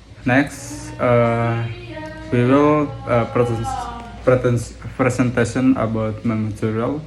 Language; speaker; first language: English; non-native, learner; Indonesian